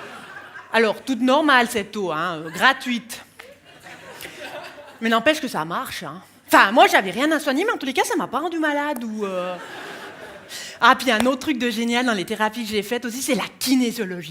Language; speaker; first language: French; native; French